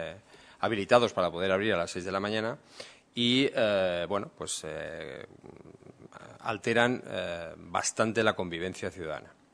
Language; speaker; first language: Spanish; native; Spanish